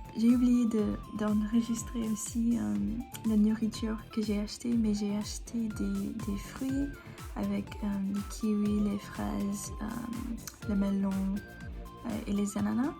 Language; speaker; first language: French; non-native, learner; English